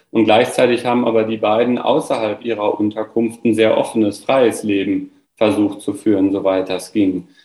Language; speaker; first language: German; native; German